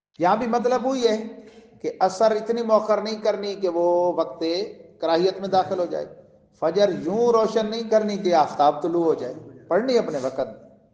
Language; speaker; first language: Urdu; non-native, local second language; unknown